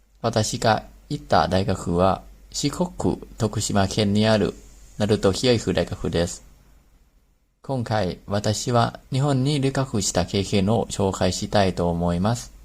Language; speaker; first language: Japanese; non-native, learner; Thai